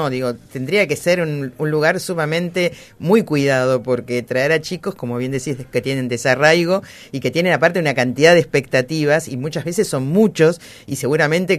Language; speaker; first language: Spanish; native; Spanish